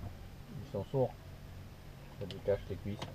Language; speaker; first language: French; native; French